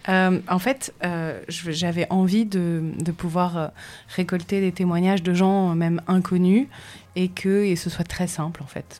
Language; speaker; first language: French; native; French